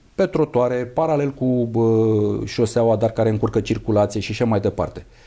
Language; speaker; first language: Romanian; native; Romanian